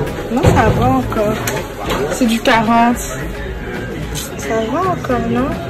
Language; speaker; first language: French; native; French